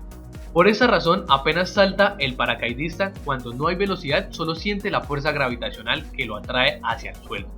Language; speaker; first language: Spanish; native; Spanish